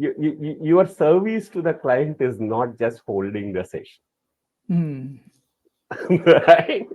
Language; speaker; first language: English; non-native, local second language; Tamil